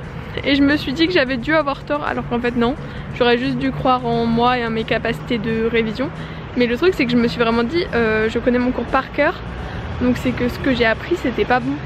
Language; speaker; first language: French; native; French